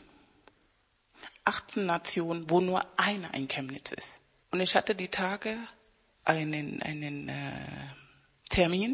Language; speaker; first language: German; non-native, fluent; Spanish